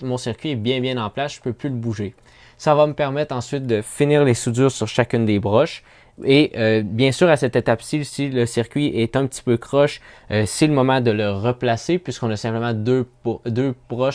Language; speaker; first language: French; native; French